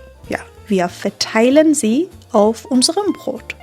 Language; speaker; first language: German; non-native, fluent; Persian